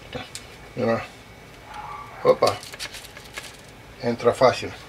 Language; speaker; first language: Spanish; non-native, fluent; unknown